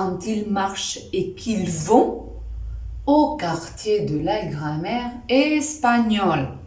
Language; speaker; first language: French; non-native, fluent; Spanish